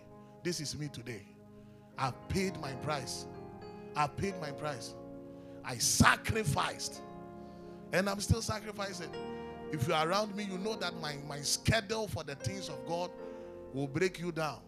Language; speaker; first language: English; non-native, local second language; Akan